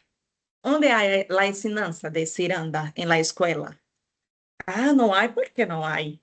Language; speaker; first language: Spanish; non-native, fluent; Portuguese